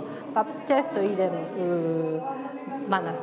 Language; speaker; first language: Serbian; non-native, learner; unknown